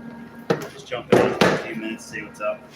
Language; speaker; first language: English; native; English